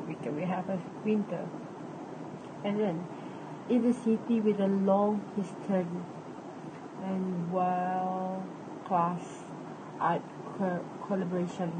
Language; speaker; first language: English; non-native, learner; Malay